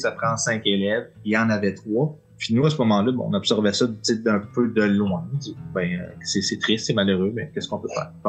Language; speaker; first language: French; native; French